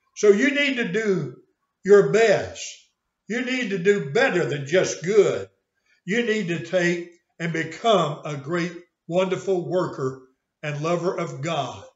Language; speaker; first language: English; native; English